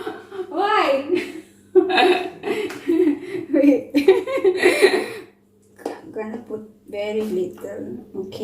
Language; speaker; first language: English; non-native, local second language; Filipino